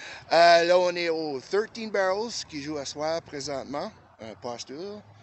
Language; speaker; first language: French; native; French